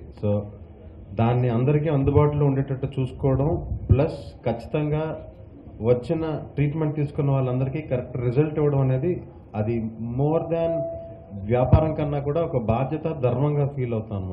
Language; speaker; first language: Telugu; native; Telugu